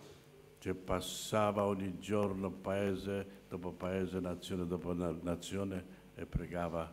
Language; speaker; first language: Italian; non-native, fluent; Polish